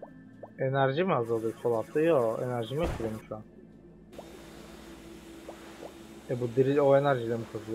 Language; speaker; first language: Turkish; native; Turkish